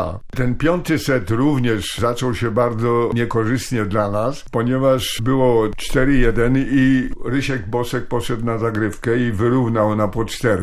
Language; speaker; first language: Polish; native; Polish